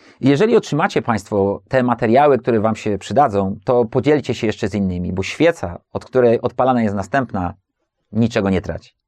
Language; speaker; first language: Polish; native; Polish